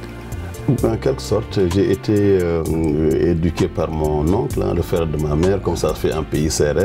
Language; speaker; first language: French; non-native, local second language; Wolof